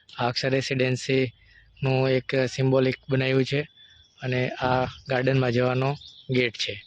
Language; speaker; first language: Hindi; non-native, local second language; Gujarati